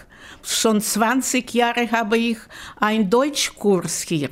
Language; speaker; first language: German; non-native, learner; Russian